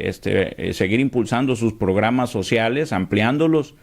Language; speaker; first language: Spanish; native; Spanish